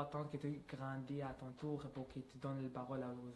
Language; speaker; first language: French; non-native, fluent; Arabic